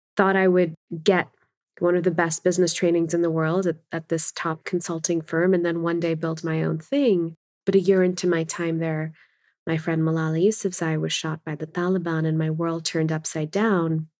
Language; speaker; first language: English; non-native, local second language; Urdu